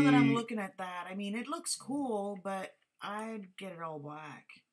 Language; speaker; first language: English; native; English